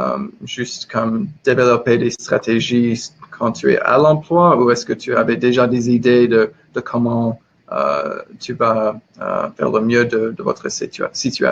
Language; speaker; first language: French; non-native, learner; English